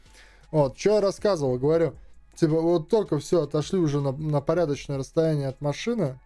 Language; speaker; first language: Russian; native; Russian